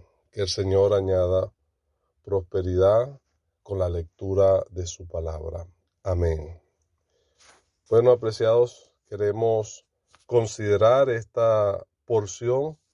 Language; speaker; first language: Spanish; native; Spanish